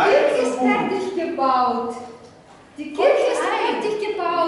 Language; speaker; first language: German; non-native, learner; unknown